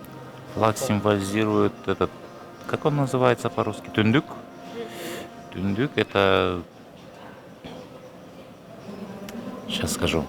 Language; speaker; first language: Russian; non-native, local second language; Kyrgyz